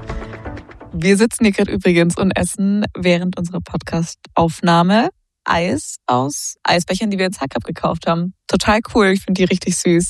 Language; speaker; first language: German; native; German